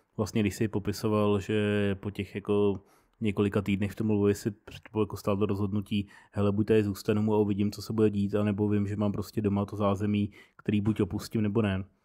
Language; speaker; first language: Czech; native; Czech